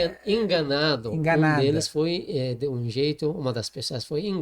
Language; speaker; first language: Portuguese; non-native, learner; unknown